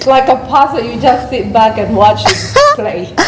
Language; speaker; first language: English; non-native, local second language; Ganda